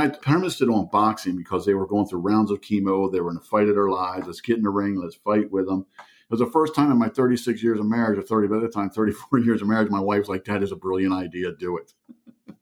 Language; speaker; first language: English; early bilingual, other home language; German